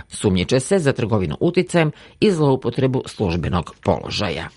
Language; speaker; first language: Serbian; native; Serbian